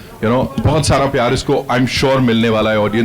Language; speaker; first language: Hindi; native; Hindi